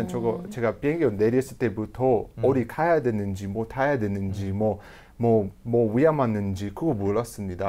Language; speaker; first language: Korean; non-native, fluent; English